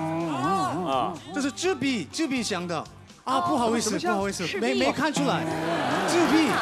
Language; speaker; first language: Chinese; non-native, learner; Korean